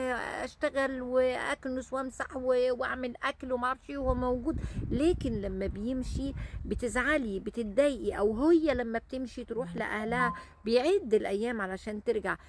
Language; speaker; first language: Arabic; native; Arabic